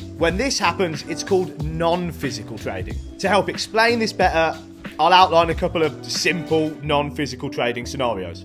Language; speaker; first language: English; native; English